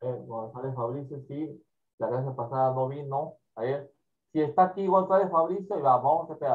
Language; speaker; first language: Spanish; native; Spanish